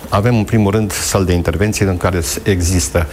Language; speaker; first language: Romanian; native; Romanian